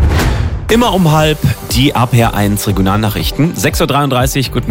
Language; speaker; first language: German; native; German